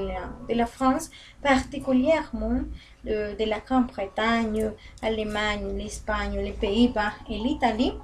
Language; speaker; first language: French; non-native, learner; Spanish